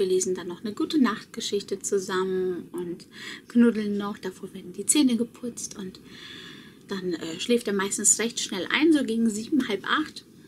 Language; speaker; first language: German; early bilingual, other home language; Polish